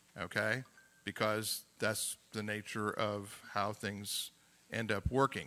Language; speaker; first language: English; native; English